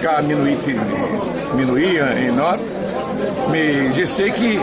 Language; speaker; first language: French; non-native, learner; Portuguese